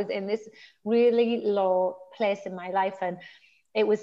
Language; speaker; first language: English; native; English